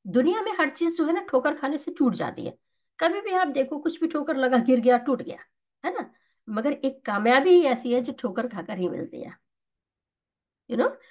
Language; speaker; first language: Hindi; native; Hindi